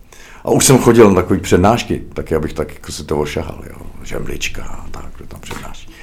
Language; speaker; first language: Czech; native; Czech